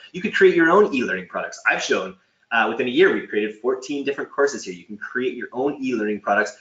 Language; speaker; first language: English; native; English